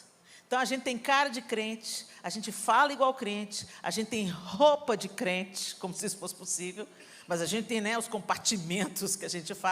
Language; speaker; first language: Portuguese; native; Portuguese